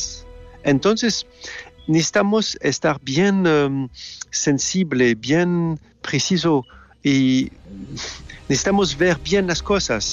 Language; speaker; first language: Spanish; non-native, learner; French